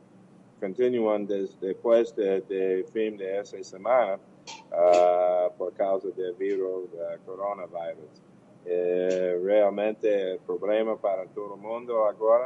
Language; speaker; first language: Portuguese; non-native, learner; English